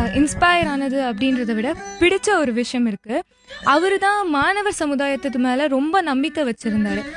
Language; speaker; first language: Tamil; native; Tamil